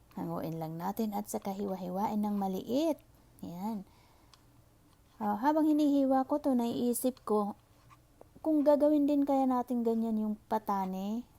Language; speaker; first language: Filipino; non-native, local second language; Iloko